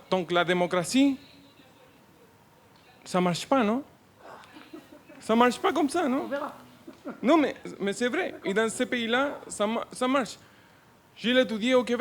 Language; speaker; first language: French; non-native, learner; Spanish